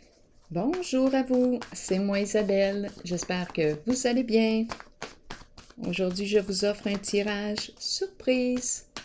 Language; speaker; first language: French; native; French